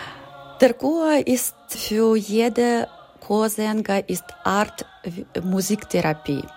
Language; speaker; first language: German; non-native, learner; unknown